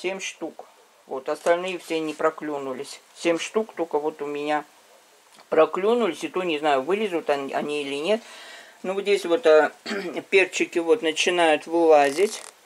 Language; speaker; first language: Russian; native; Russian